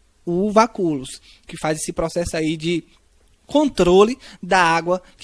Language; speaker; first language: Portuguese; native; Portuguese